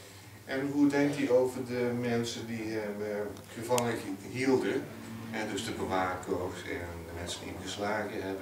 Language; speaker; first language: Dutch; native; Dutch